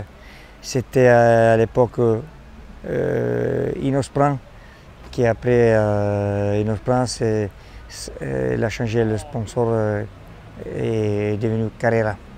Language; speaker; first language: French; non-native, fluent; Italian